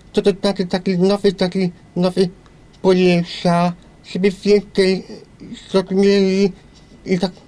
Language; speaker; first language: Polish; non-native, local second language; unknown